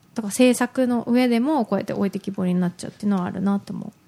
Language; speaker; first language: Japanese; early bilingual, heritage; Japanese